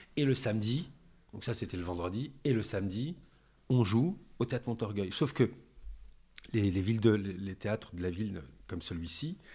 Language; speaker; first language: French; native; French